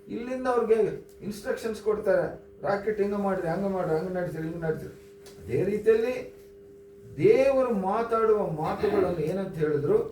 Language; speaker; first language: Kannada; native; Kannada